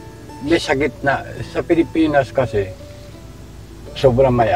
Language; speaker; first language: Filipino; non-native, learner; Japanese